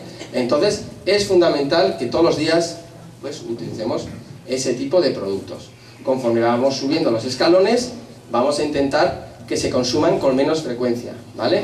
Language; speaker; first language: Spanish; native; Spanish